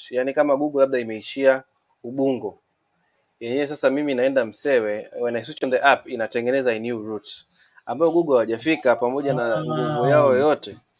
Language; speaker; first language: Swahili; native; Swahili